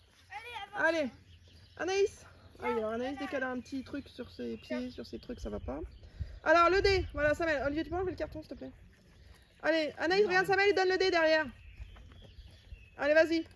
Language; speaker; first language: French; native; French